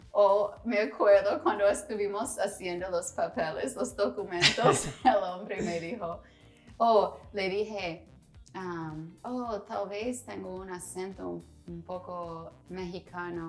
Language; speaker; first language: Spanish; non-native, learner; English